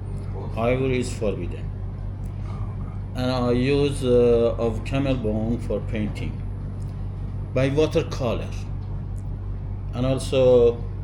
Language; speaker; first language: English; non-native, learner; Persian